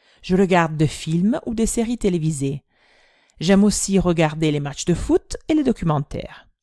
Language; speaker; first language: French; non-native, fluent; Italian